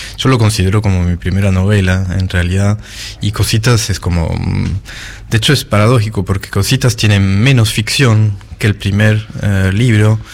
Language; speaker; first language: Spanish; non-native, fluent; French